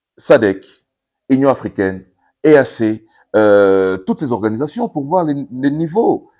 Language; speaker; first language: French; non-native, local second language; Lingala